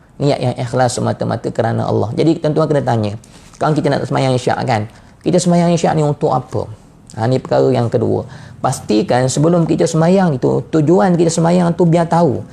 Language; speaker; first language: Malay; native; Malay